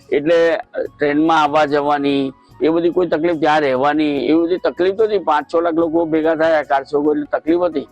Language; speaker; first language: Gujarati; native; Gujarati